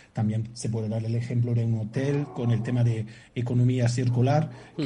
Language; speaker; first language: Spanish; non-native, fluent; German